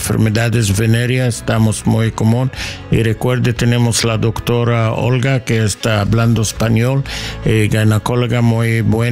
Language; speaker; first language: Spanish; non-native, learner; English